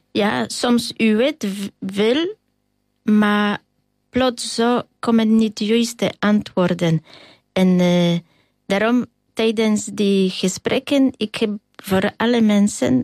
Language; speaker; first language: Dutch; non-native, learner; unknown